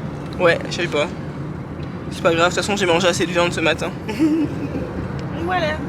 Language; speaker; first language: French; native; French